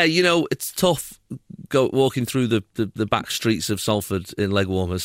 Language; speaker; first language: English; native; English